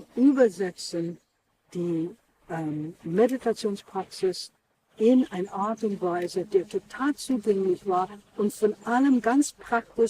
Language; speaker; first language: German; non-native, fluent; English